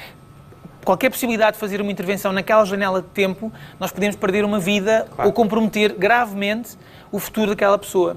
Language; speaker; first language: Portuguese; native; Portuguese